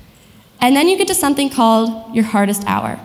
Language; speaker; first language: English; native; English